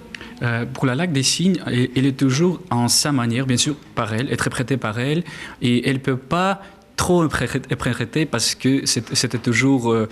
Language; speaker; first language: French; non-native, learner; Russian